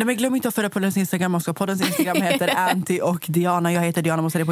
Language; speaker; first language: Swedish; native; Swedish